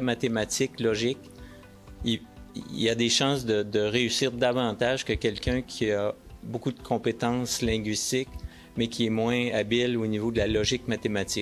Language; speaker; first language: French; native; French